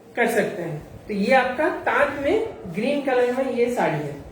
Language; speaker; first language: Hindi; non-native, local second language; Bangla